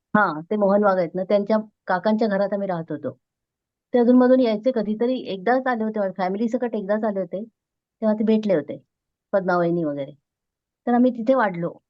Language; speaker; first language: Marathi; non-native, local second language; Konkani